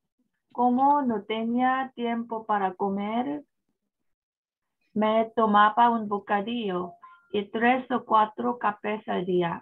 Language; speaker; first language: Spanish; non-native, learner; Korean